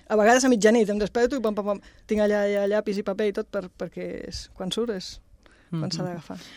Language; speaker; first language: Catalan; non-native, local second language; Spanish